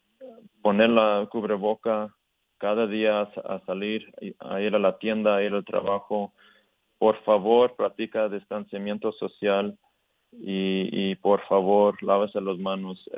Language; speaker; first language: Spanish; early bilingual, heritage; Spanish